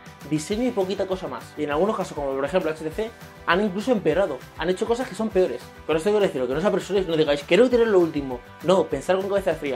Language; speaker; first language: Spanish; native; Spanish